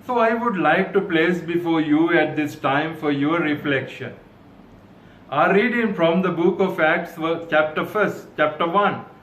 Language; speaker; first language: English; non-native, local second language; Sinhala